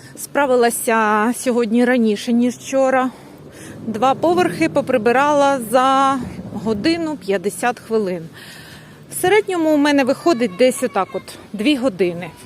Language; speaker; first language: Ukrainian; non-native, local second language; Russian